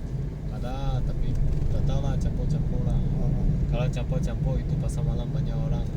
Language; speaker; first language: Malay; non-native, local second language; Chinese